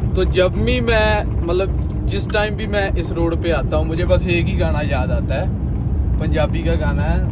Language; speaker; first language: Hindi; non-native, local second language; Punjabi